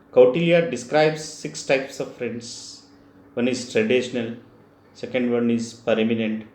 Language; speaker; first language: English; non-native, local second language; Telugu